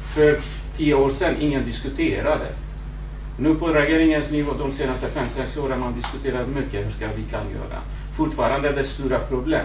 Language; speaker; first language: Swedish; non-native, fluent; Kurdish